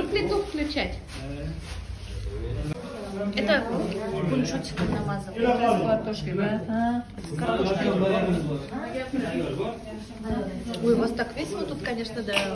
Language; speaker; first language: Russian; native; Russian